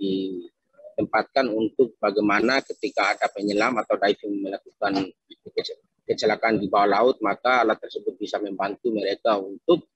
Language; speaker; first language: Indonesian; native; Indonesian